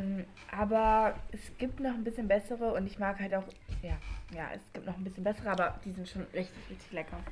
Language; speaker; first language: German; native; German